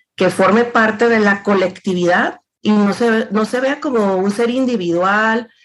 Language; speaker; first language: Spanish; native; Spanish